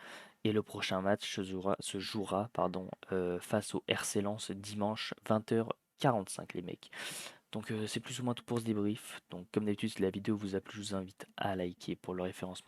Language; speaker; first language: French; native; French